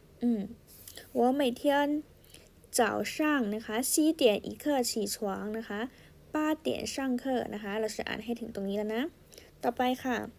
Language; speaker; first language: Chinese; non-native, fluent; Thai